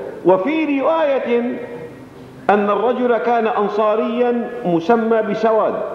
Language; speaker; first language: Arabic; native; Arabic